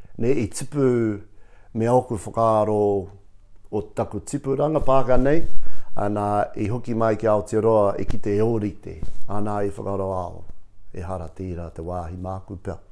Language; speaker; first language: Māori; non-native, local second language; English